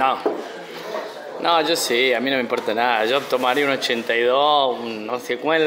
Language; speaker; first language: Spanish; native; Spanish